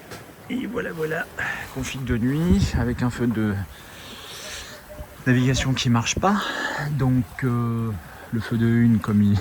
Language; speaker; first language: French; native; French